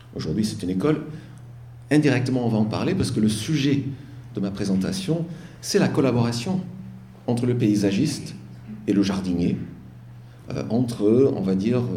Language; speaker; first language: French; non-native, fluent; English